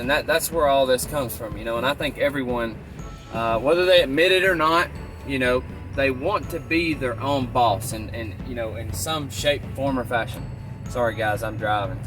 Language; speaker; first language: English; native; English